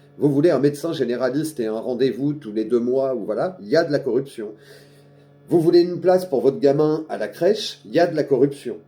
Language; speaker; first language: French; native; French